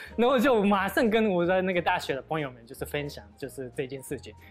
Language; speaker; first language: Chinese; non-native, fluent; Japanese